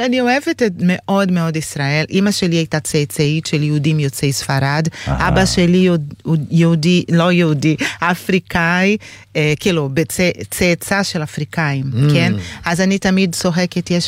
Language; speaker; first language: Hebrew; non-native, fluent; Portuguese